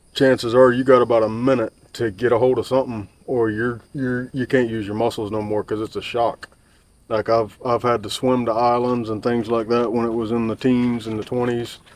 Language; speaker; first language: English; native; English